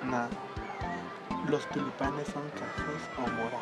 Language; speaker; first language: Spanish; native; Spanish